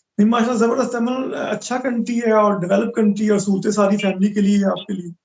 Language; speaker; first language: Urdu; non-native, local second language; Punjabi